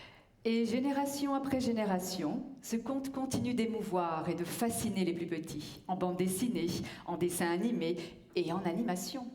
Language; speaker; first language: French; native; French